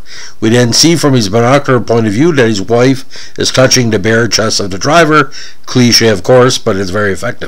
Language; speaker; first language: English; native; English